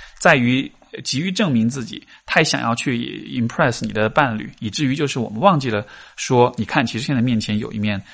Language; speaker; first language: Chinese; native; Chinese